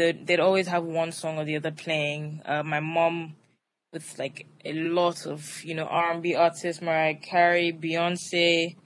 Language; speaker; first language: English; non-native, local second language; Yoruba